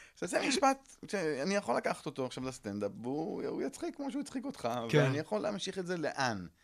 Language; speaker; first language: Hebrew; native; Hebrew